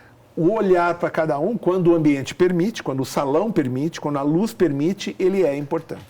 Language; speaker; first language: Portuguese; native; Portuguese